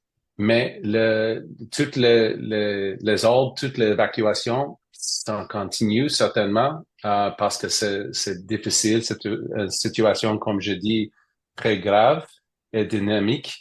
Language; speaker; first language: French; non-native, learner; English